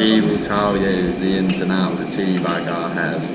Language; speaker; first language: English; native; English